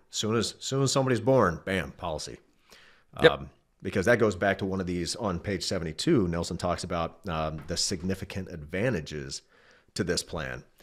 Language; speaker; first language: English; native; English